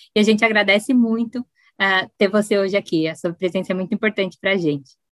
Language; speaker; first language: Portuguese; native; Portuguese